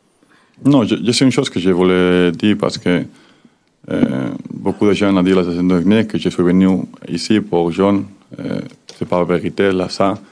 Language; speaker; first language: French; non-native, learner; Spanish